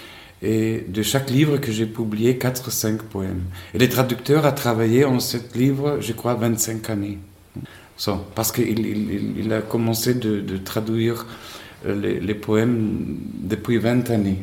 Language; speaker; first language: French; non-native, fluent; Spanish